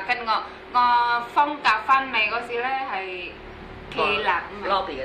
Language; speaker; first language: Chinese; non-native, learner; Indonesian